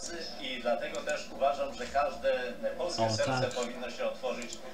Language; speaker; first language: Polish; native; Polish